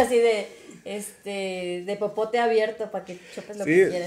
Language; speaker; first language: Spanish; native; Spanish